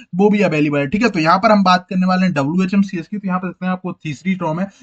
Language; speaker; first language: Hindi; native; Hindi